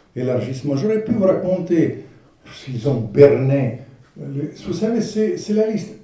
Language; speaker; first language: French; non-native, fluent; Ukrainian